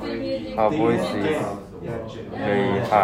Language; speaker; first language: English; non-native, learner; Japanese